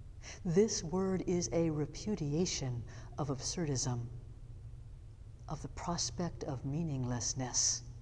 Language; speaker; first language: English; native; English